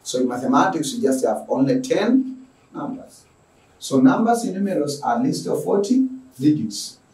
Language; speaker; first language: English; non-native, local second language; Swahili